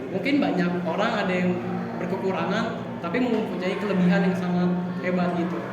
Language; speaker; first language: Indonesian; native; Indonesian